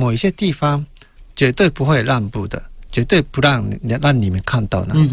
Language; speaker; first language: Chinese; non-native, fluent; Japanese